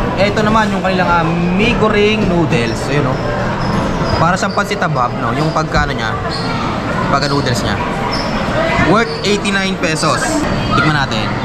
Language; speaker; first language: Filipino; native; Filipino